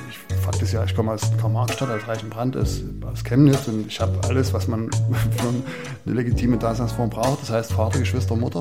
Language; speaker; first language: German; native; German